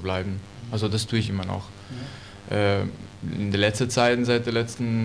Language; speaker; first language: German; non-native, learner; Italian